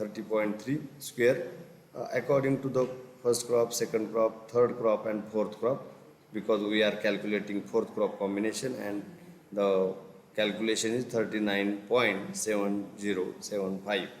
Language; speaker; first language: English; non-native, local second language; Marathi